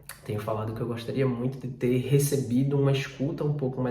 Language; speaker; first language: Portuguese; native; Portuguese